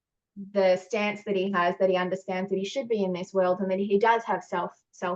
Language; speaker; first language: English; native; English